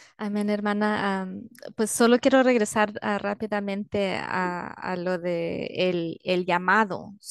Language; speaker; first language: Spanish; early bilingual, heritage; Spanish